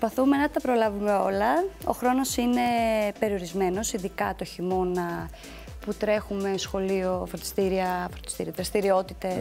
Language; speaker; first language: Greek; native; Greek